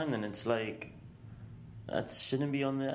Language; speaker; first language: English; native; English